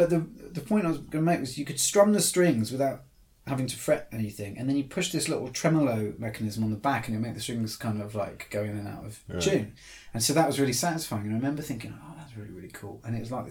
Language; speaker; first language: English; native; English